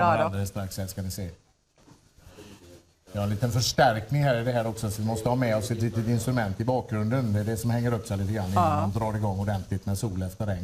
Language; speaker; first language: Swedish; native; Swedish